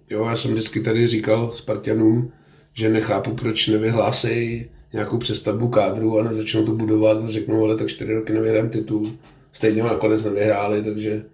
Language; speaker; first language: Czech; native; Czech